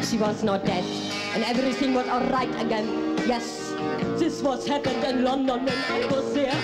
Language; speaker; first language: English; non-native, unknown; German